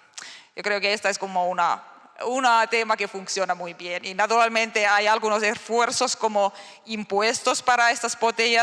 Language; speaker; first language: Spanish; non-native, learner; Finnish